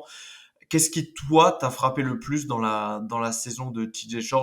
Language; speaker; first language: French; native; French